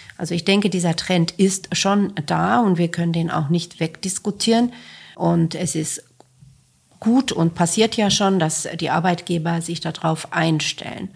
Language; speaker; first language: German; non-native, fluent; Finnish